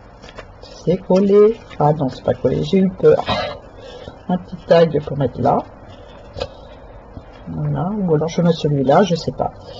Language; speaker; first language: French; native; French